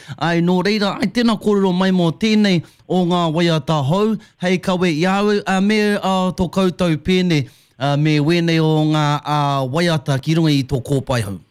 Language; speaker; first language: Māori; native; Māori